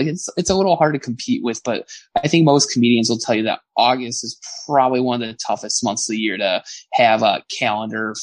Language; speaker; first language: English; native; English